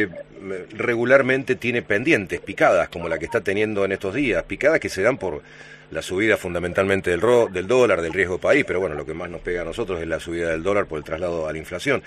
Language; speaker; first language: Spanish; native; Spanish